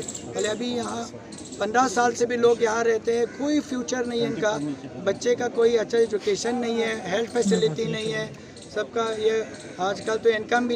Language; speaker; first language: Hindi; non-native, fluent; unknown